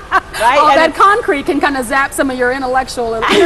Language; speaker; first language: English; native; English